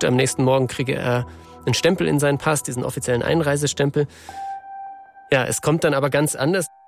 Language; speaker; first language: German; native; German